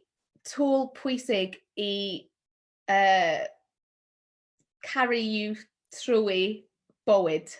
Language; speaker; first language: Welsh; non-native, local second language; English